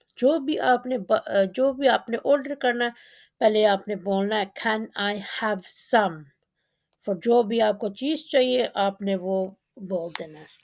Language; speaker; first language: Urdu; non-native, local second language; Punjabi